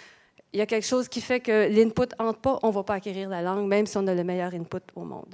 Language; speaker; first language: French; native; French